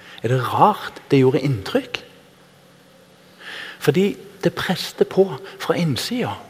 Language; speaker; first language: Norwegian; native; Norwegian